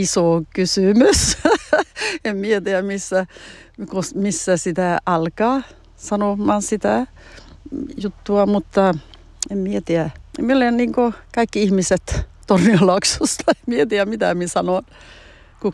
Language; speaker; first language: Finnish; early bilingual, heritage; Finnish